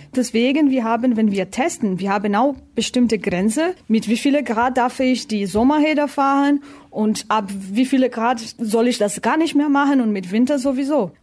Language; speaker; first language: German; non-native, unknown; Portuguese